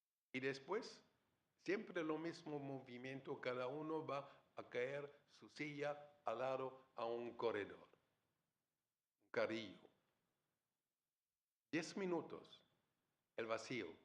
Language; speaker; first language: Spanish; non-native, fluent; German